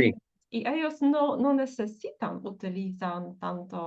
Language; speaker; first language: Spanish; non-native, fluent; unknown